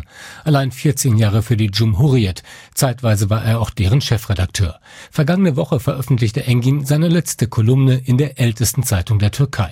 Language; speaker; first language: German; native; German